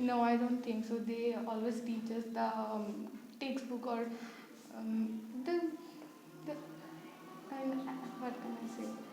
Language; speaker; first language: English; non-native, fluent; Bangla